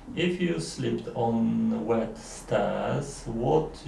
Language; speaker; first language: English; non-native, learner; Polish